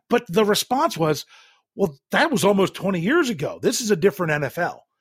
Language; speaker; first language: English; native; English